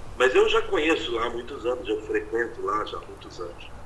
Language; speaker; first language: Portuguese; native; Portuguese